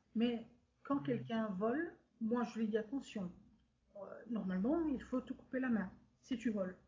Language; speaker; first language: French; native; French